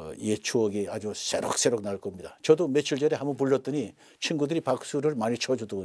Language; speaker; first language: Korean; native; Korean